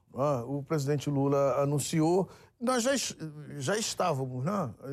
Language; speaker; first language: Portuguese; native; Portuguese